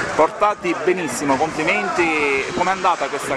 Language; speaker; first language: Italian; native; Italian